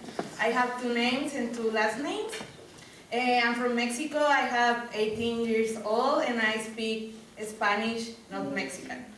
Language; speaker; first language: English; non-native, learner; Spanish